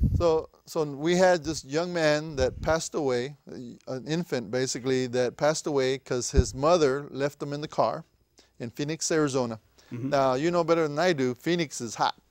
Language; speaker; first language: English; native; English